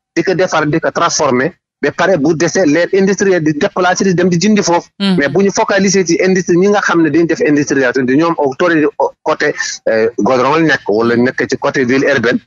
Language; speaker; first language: Wolof; non-native, local second language; Fula